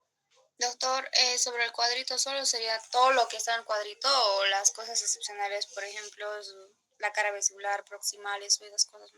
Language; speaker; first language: Spanish; native; Spanish